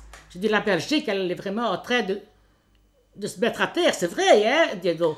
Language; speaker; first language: French; early bilingual, other home language; Italian